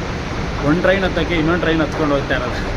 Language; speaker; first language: Kannada; native; Kannada